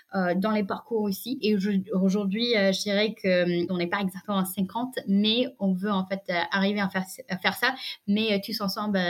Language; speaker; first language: French; non-native, fluent; English